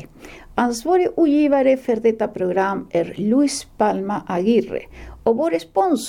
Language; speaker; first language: Swedish; non-native, fluent; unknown